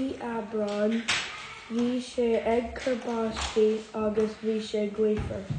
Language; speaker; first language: Irish; non-native, local second language; English